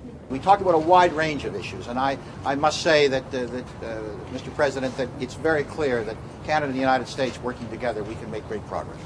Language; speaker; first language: English; native; English